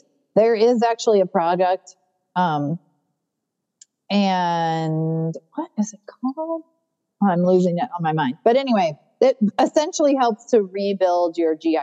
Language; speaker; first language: English; native; English